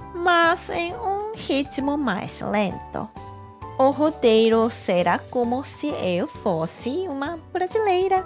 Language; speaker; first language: Portuguese; non-native, fluent; Korean